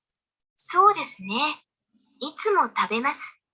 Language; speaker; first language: Japanese; non-native, learner; French